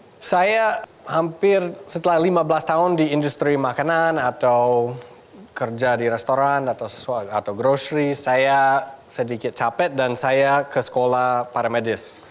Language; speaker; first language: Indonesian; non-native, fluent; English